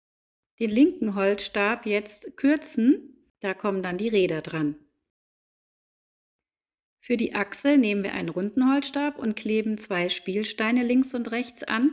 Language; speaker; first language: German; native; German